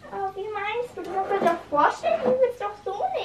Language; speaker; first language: German; native; German